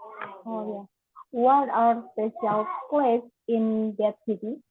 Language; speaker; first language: English; non-native, learner; Indonesian